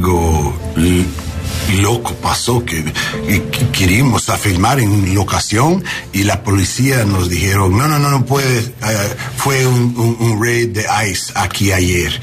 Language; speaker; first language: Spanish; non-native, learner; English